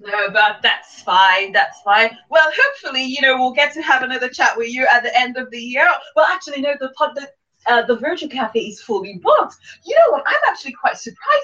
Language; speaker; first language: English; non-native, local second language; Yoruba